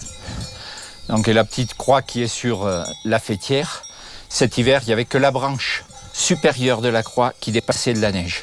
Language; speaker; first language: French; native; French